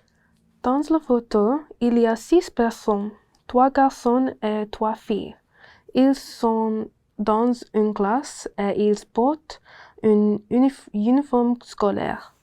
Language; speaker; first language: French; non-native, learner; English